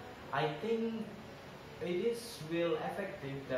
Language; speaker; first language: English; non-native, learner; Indonesian